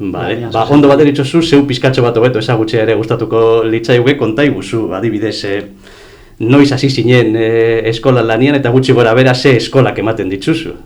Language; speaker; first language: Basque; native; Basque